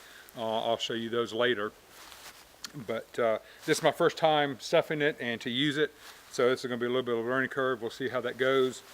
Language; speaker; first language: English; native; English